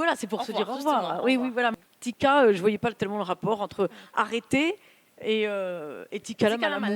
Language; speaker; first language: French; native; French